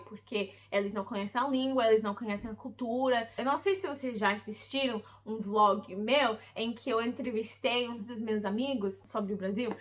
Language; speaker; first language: Portuguese; early bilingual, heritage; English